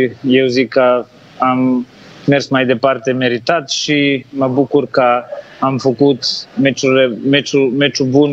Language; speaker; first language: Romanian; non-native, fluent; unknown